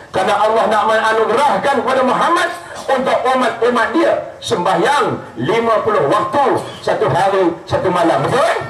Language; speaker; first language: Malay; native; Malay